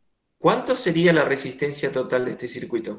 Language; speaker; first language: Spanish; native; Spanish